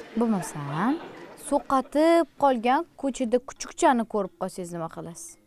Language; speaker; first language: Uzbek; native; Uzbek